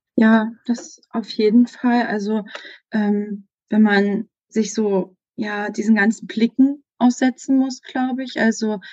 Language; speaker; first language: German; native; German